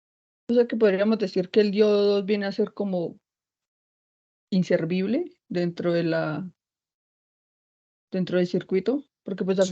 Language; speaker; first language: Spanish; native; Spanish